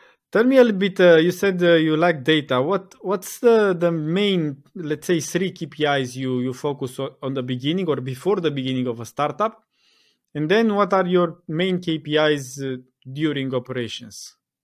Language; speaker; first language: English; non-native, fluent; Romanian